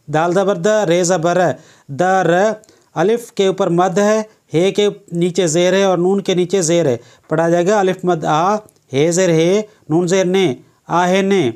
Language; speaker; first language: Urdu; non-native, local second language; Sindhi